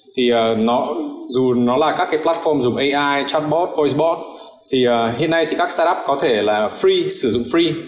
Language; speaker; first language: Vietnamese; early bilingual, heritage; Vietnamese